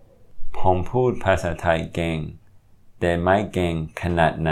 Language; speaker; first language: Thai; non-native, learner; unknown